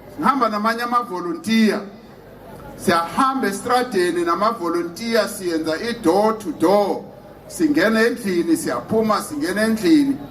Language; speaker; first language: Zulu; non-native, local second language; Venda